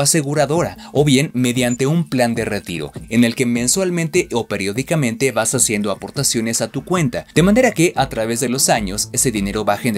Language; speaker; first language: Spanish; native; Spanish